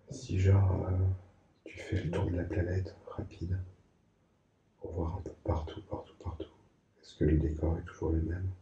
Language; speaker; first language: French; native; French